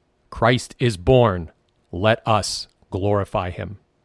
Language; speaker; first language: English; native; English